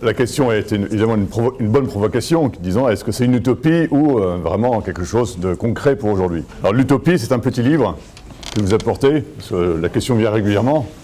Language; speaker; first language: French; native; French